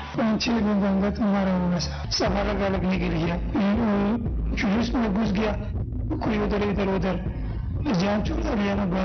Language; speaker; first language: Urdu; non-native, local second language; Pashto